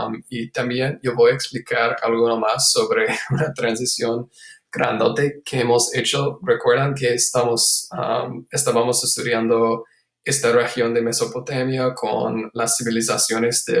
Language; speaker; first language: Spanish; non-native, fluent; English